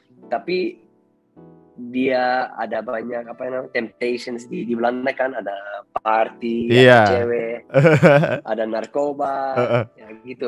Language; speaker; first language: Indonesian; non-native, fluent; Dutch